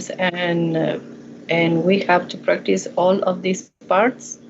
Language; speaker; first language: English; non-native, learner; Spanish